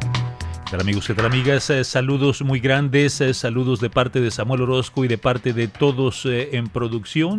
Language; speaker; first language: Spanish; native; Spanish